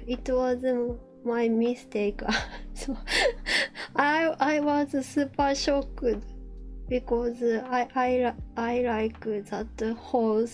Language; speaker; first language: English; non-native, learner; Japanese